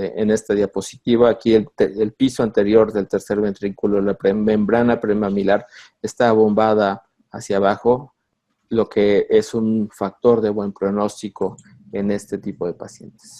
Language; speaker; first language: Spanish; native; Spanish